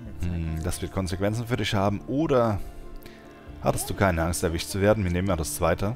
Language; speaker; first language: German; native; German